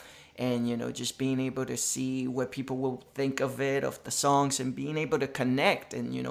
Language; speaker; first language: English; non-native, fluent; Spanish